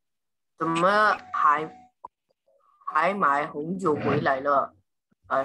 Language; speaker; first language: Chinese; non-native, learner; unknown